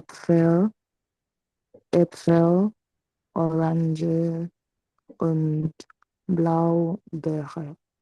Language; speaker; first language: German; non-native, learner; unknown